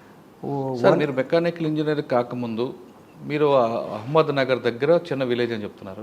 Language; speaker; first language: Telugu; native; Telugu